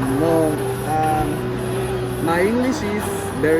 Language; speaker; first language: English; non-native, learner; Spanish